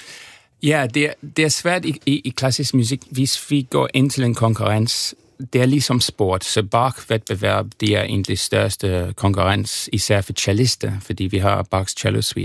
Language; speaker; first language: Danish; non-native, fluent; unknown